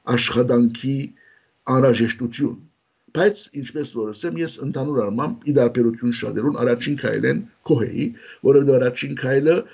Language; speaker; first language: Armenian; early bilingual, heritage; Armenian